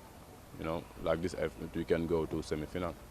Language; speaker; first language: English; non-native, fluent; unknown